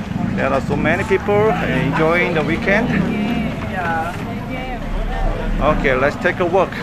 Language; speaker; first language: English; non-native, fluent; Korean